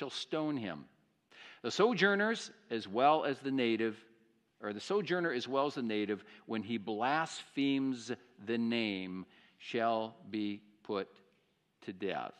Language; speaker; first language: English; native; English